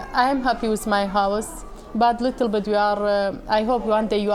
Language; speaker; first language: English; non-native, learner; Arabic